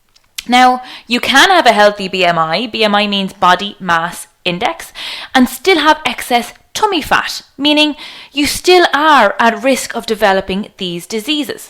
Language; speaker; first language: English; native; English